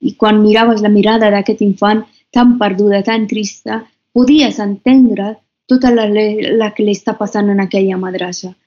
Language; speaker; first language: Catalan; non-native, fluent; Persian